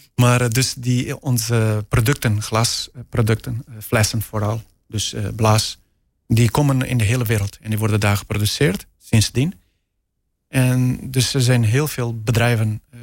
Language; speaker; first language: Dutch; non-native, fluent; Portuguese